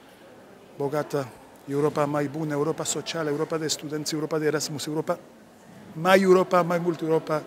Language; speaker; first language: Romanian; non-native, learner; Spanish